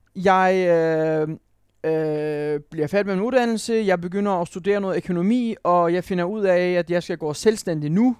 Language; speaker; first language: Danish; non-native, fluent; Turkish